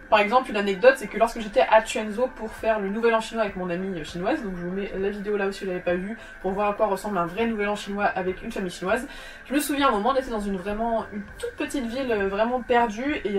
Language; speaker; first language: French; native; French